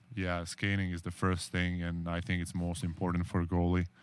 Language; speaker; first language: English; non-native, learner; Czech